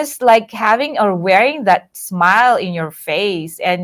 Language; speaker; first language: English; non-native, local second language; Iloko